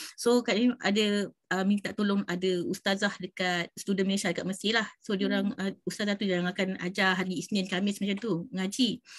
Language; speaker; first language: Malay; native; Malay